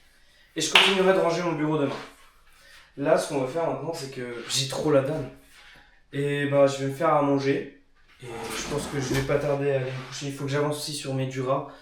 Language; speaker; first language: French; native; French